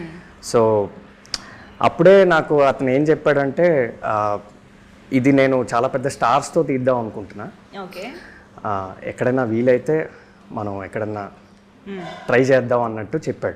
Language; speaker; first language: Telugu; native; Telugu